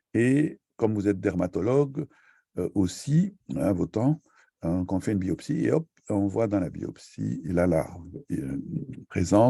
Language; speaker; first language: French; native; French